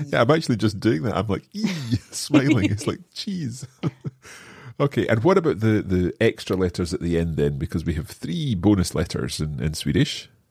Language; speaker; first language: English; native; English